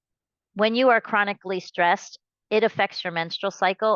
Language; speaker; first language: English; native; English